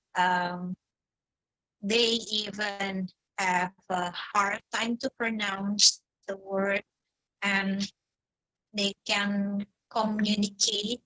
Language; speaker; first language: English; non-native, fluent; Indonesian